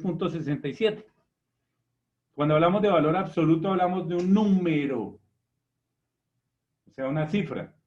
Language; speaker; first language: Spanish; native; Spanish